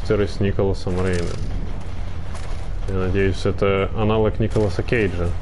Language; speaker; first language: Russian; native; Russian